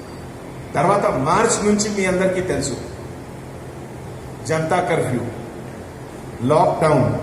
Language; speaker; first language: Telugu; non-native, fluent; Hindi